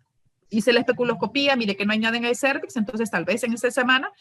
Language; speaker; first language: Spanish; native; Spanish